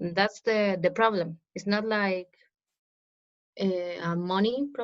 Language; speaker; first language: English; non-native, learner; Spanish